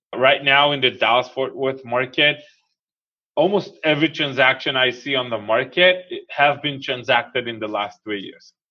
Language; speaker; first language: English; non-native, fluent; Hebrew